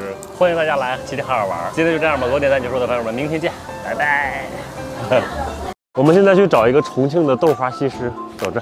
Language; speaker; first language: Chinese; native; Chinese